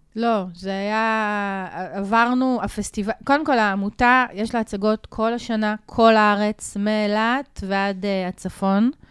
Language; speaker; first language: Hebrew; native; Hebrew